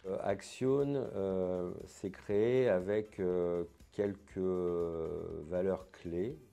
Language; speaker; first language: French; native; French